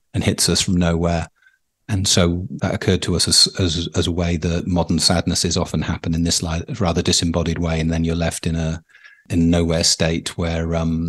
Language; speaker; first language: English; native; English